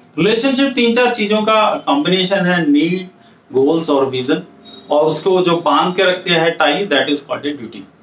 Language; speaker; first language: Hindi; native; Hindi